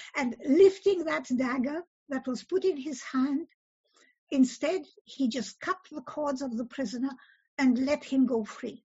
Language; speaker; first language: English; early bilingual, other home language; Polish